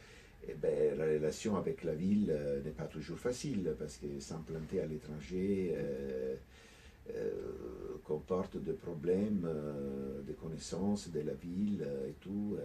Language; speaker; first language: French; non-native, fluent; Italian